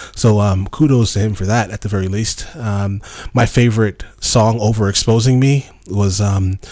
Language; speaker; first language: English; native; English